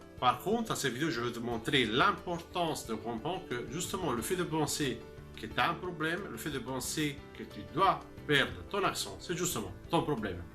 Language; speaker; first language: French; non-native, fluent; Italian